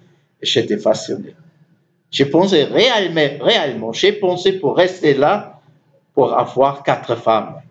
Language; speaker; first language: French; non-native, learner; German